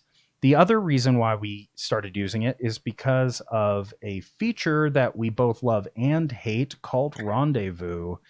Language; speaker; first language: English; native; English